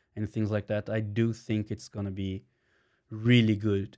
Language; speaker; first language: English; non-native, fluent; Portuguese